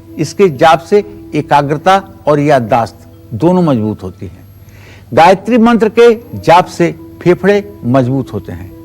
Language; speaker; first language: Hindi; native; Hindi